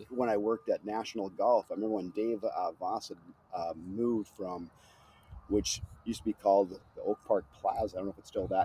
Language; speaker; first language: English; native; English